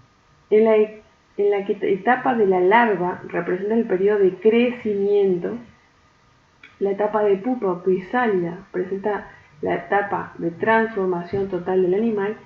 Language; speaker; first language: Spanish; native; Spanish